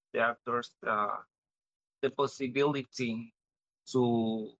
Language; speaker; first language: English; non-native, learner; Spanish